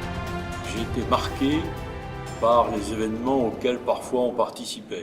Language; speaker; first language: French; native; French